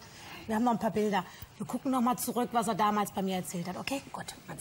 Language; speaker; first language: German; native; German